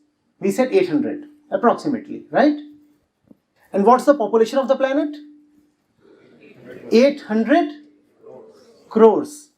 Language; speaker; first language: English; non-native, local second language; Hindi